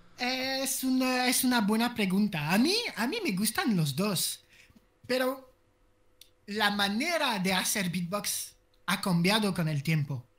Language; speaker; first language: Spanish; non-native, learner; French